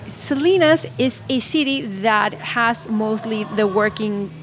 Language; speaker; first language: English; non-native, fluent; Spanish